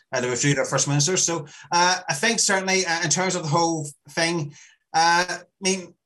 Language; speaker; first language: English; native; English